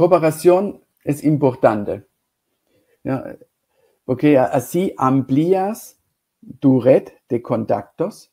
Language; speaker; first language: Spanish; non-native, fluent; German